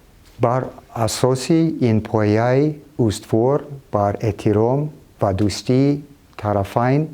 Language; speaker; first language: Tajik; non-native, fluent; English